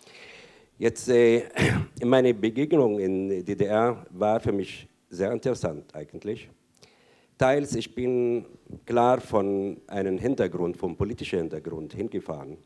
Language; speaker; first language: German; non-native, fluent; Arabic